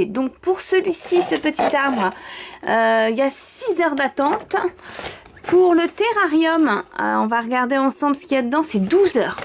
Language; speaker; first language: French; native; French